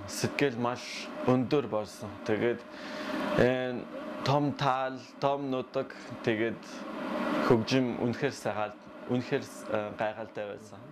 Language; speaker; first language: Mongolian; non-native, learner; French